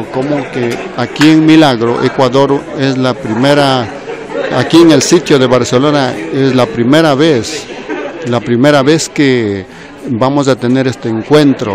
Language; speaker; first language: Spanish; native; Spanish